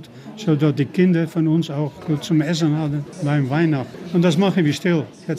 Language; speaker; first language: German; non-native, learner; Dutch